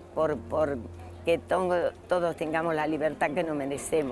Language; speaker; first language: Spanish; native; Spanish